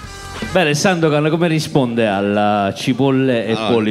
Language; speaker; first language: Italian; native; Italian